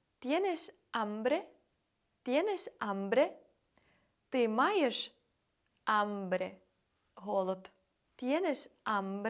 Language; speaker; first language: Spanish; non-native, fluent; Ukrainian